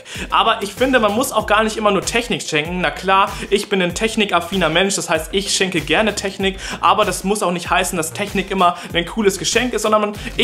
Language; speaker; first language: German; native; German